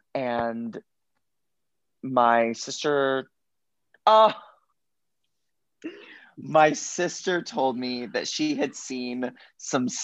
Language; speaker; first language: English; native; English